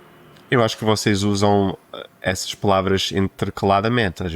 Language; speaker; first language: Portuguese; non-native, fluent; English